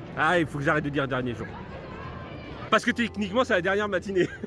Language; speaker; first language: French; native; French